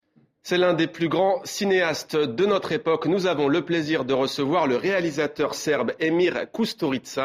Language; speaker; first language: French; native; French